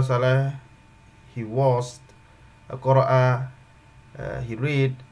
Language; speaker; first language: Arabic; non-native, fluent; Indonesian